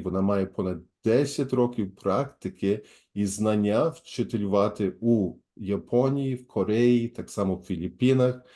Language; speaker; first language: Ukrainian; early bilingual, heritage; Ukrainian